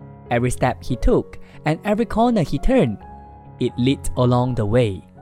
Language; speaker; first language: English; non-native, local second language; Chinese